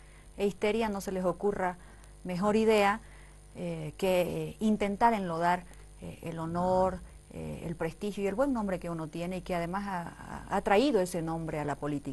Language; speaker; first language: Spanish; native; Spanish